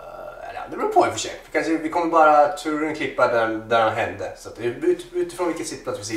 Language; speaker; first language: Swedish; native; Swedish